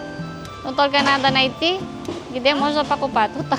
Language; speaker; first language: Russian; non-native, learner; Filipino